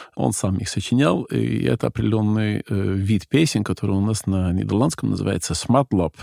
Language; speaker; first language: Russian; non-native, fluent; Dutch